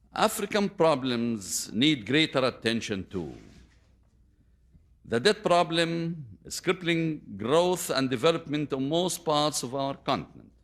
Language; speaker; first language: English; non-native, fluent; Arabic